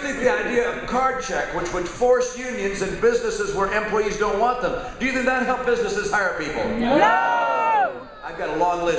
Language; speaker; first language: English; native; English